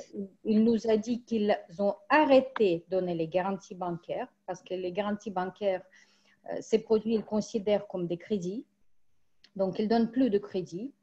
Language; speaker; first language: French; non-native, fluent; Russian